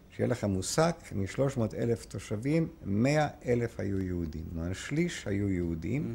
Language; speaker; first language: Hebrew; non-native, fluent; Ukrainian